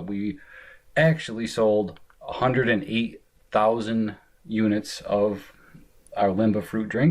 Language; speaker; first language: English; native; English